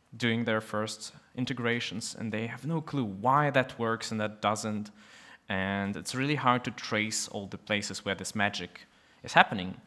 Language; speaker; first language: English; non-native, fluent; Russian